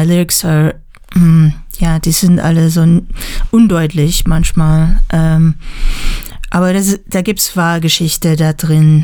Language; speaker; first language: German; non-native, learner; English